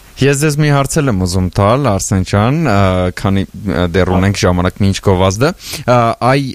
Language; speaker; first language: Armenian; native; Armenian